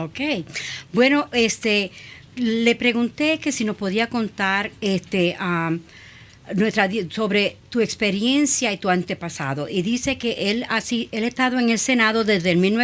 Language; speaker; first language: Spanish; early bilingual, other home language; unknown